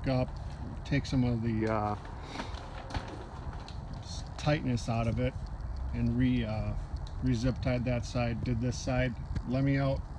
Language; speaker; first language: English; native; English